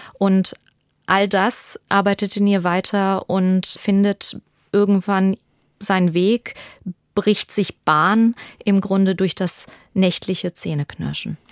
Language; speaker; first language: German; early bilingual, other home language; Albanian